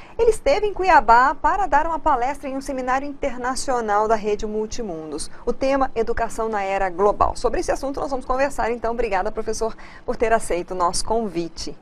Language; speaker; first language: Portuguese; native; Portuguese